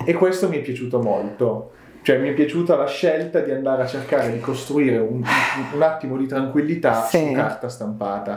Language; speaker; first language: Italian; native; Italian